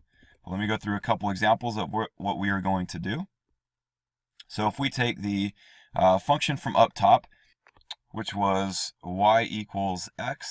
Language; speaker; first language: English; native; English